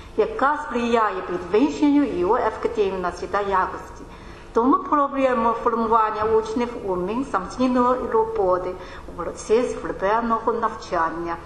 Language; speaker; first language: Ukrainian; non-native, learner; Chinese